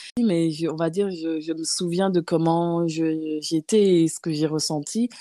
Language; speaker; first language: French; native; French